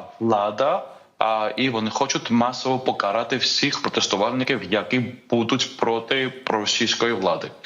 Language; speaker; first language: Ukrainian; non-native, fluent; Georgian